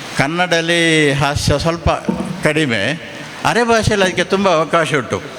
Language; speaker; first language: Kannada; native; Kannada